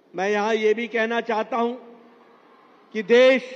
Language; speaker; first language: Hindi; native; Hindi